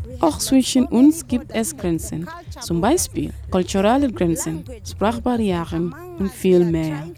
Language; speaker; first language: German; non-native, fluent; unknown